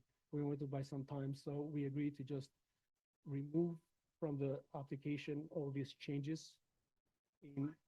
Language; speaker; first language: English; non-native, fluent; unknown